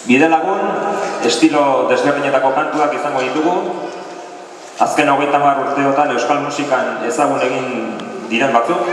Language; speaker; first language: Basque; native; Basque